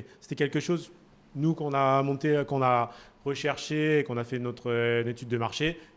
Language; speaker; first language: French; native; French